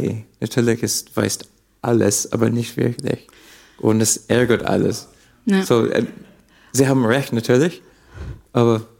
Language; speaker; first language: German; non-native, learner; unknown